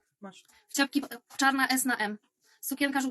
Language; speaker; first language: Polish; native; Polish